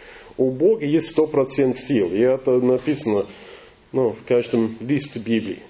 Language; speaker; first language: Russian; non-native, learner; English